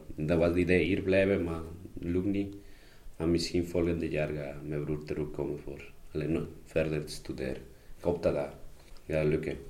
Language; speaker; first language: Dutch; non-native, learner; Spanish